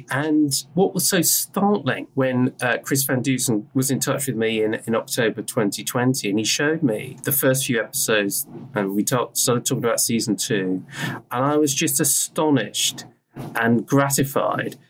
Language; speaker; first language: English; native; English